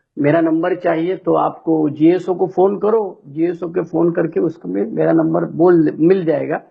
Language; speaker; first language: Hindi; non-native, local second language; Marathi